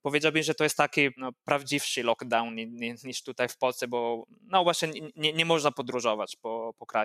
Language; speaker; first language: Polish; non-native, fluent; Italian